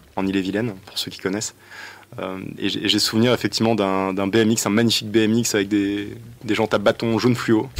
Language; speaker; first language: French; native; French